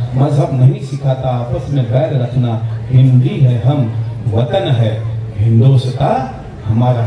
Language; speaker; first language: Hindi; non-native, local second language; Marathi